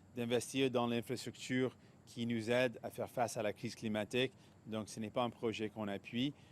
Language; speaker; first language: French; non-native, local second language; English